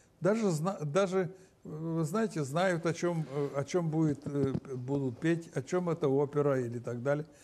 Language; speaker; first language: Russian; non-native, local second language; Romanian